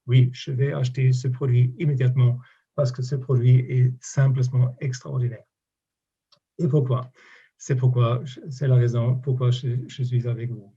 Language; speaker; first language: French; non-native, fluent; German